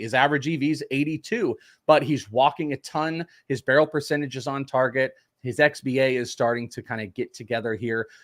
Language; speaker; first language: English; native; English